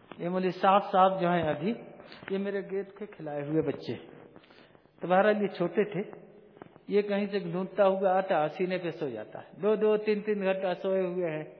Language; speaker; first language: Urdu; native; Urdu